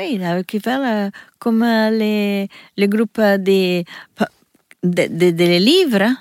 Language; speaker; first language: French; non-native, learner; Italian